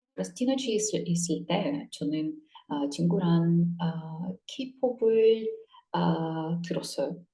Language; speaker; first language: Korean; non-native, learner; Russian